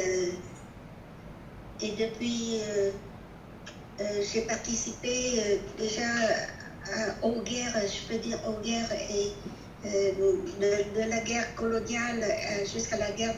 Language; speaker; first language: French; non-native, local second language; Vietnamese